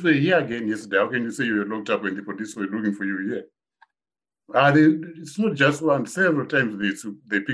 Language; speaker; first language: English; non-native, local second language; Shona